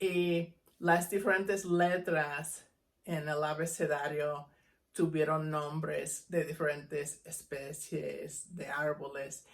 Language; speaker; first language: Spanish; non-native, fluent; English